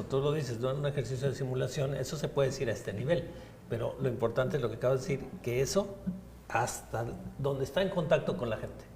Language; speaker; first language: Spanish; native; Spanish